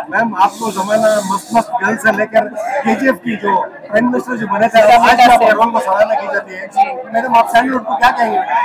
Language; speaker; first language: Hindi; native; Hindi